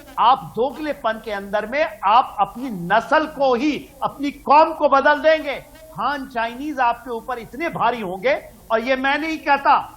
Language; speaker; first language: Hindi; native; Hindi